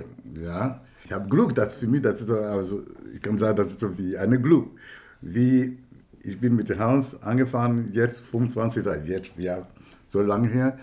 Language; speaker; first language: German; non-native, learner; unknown